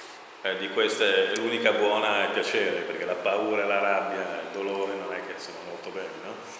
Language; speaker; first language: Italian; native; Italian